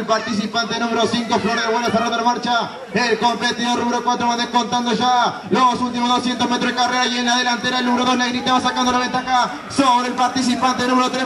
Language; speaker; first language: Spanish; native; Spanish